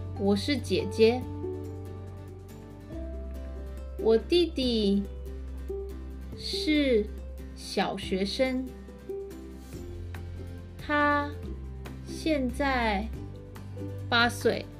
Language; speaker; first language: Chinese; early bilingual, heritage; Chinese